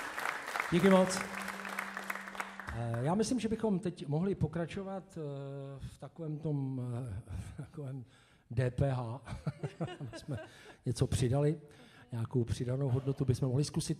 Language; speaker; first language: Czech; native; Czech